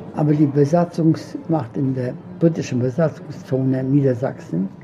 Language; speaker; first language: German; non-native, fluent; Polish